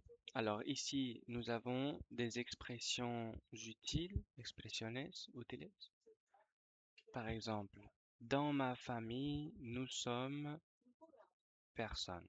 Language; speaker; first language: French; non-native, fluent; Spanish